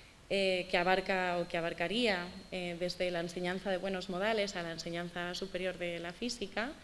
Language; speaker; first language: Spanish; native; Spanish